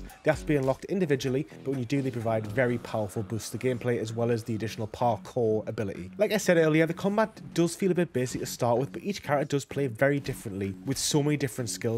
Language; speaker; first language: English; native; English